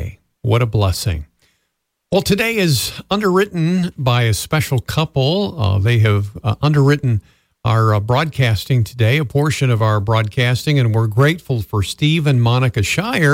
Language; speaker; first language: English; native; English